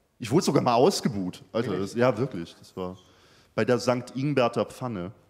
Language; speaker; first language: German; early bilingual, other home language; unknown